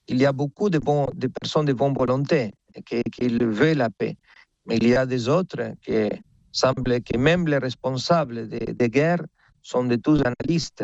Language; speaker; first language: French; non-native, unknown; Spanish